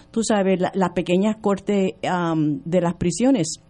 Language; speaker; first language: Spanish; early bilingual, heritage; Spanish